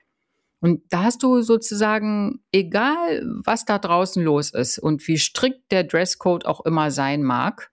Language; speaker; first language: German; native; German